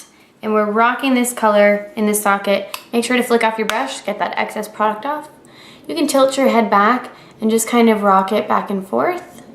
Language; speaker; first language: English; native; English